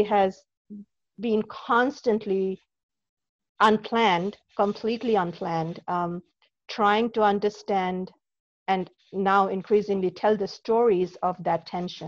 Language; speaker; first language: English; non-native, local second language; Bangla